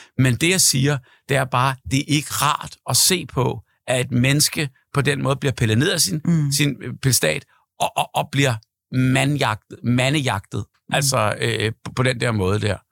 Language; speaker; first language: Danish; native; Danish